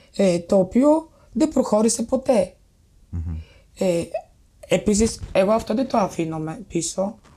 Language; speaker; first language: Greek; non-native, fluent; Bulgarian